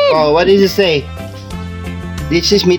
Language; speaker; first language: English; non-native, local second language; Filipino